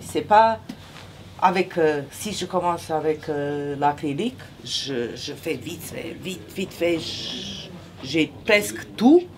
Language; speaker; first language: French; non-native, fluent; Serbian